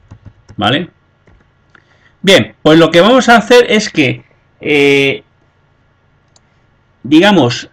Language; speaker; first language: Spanish; native; Spanish